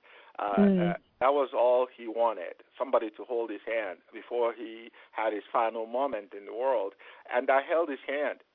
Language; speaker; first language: English; non-native, local second language; Igbo